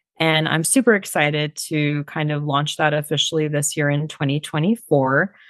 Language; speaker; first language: English; early bilingual, other home language; Armenian